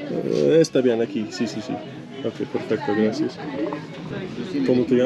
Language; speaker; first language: Spanish; non-native, learner; English